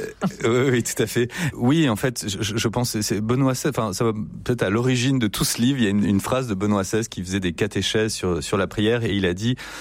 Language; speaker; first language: French; native; French